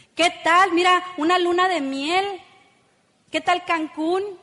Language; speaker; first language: Spanish; native; Spanish